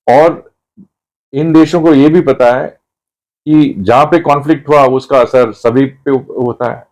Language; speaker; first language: Hindi; non-native, local second language; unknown